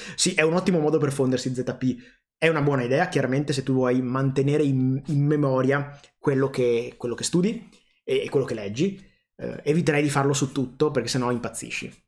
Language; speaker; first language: Italian; native; Italian